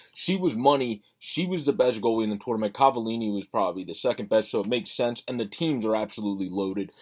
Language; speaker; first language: English; native; English